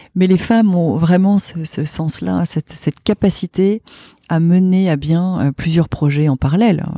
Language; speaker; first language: French; native; French